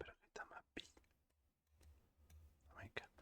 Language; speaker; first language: Basque; non-native, learner; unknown